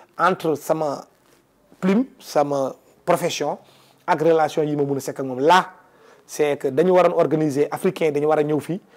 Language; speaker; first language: Wolof; non-native, local second language; Fula